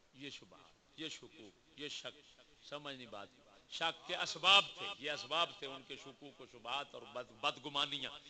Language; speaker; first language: Urdu; non-native, local second language; Punjabi